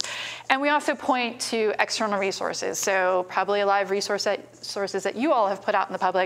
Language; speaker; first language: English; native; English